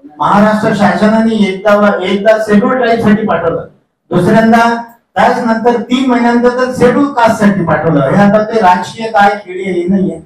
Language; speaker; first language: Marathi; non-native, local second language; Lambadi